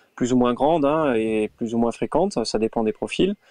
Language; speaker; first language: French; native; French